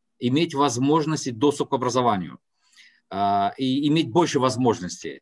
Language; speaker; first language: Russian; non-native, local second language; Tajik